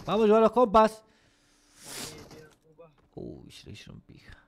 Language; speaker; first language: Spanish; native; Spanish